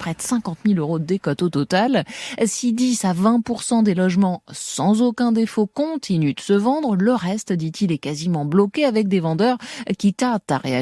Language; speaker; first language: French; native; French